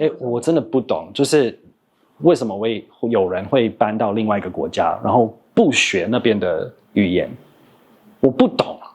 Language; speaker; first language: Chinese; non-native, fluent; English